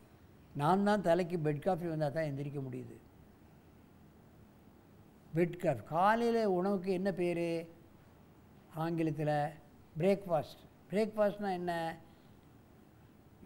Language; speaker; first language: Tamil; native; Tamil